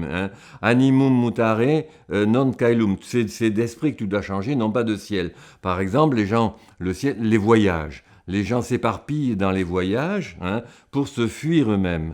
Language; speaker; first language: French; native; French